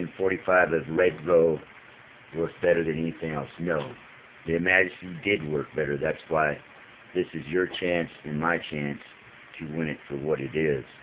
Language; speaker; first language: English; native; English